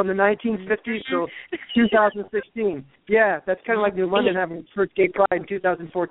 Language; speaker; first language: English; native; English